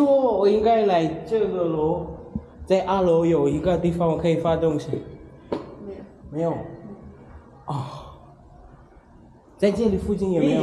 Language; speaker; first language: Chinese; non-native, learner; Shona